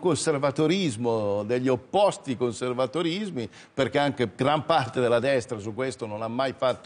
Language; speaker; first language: Italian; native; Italian